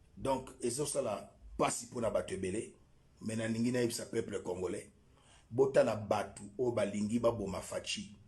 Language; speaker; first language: Lingala; non-native, local second language; Luba-Lulua